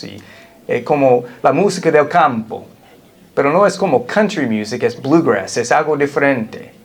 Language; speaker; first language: Spanish; non-native, fluent; English